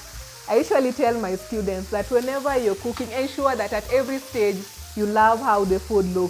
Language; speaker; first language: English; non-native, local second language; Swahili